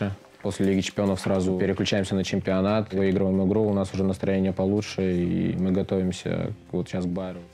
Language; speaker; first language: Russian; native; Russian